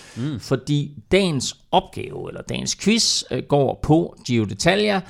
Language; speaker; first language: Danish; native; Danish